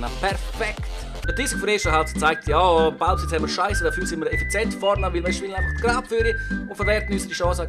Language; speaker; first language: German; native; German